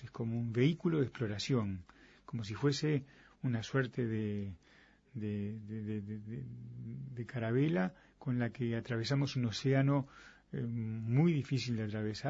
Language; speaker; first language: Spanish; native; Spanish